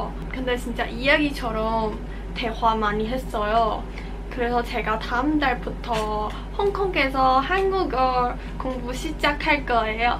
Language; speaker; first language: Korean; non-native, learner; Cantonese